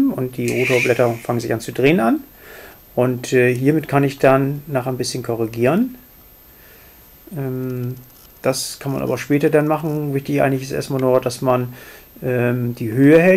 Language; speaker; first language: German; native; German